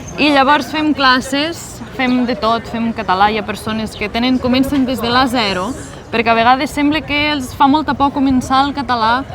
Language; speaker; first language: Catalan; native; Catalan